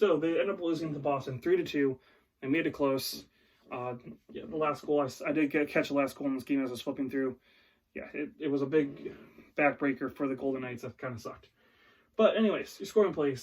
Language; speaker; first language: English; native; English